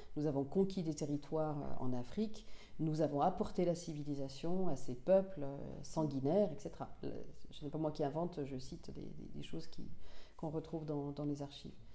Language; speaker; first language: French; non-native, local second language; Finnish